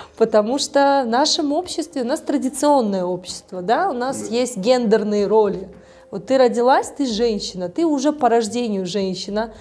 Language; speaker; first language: Russian; non-native, local second language; Tajik